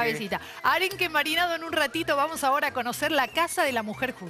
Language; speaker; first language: Spanish; native; Spanish